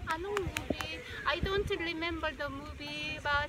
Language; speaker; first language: English; non-native, learner; Korean